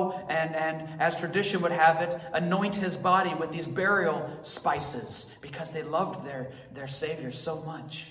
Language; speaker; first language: English; native; English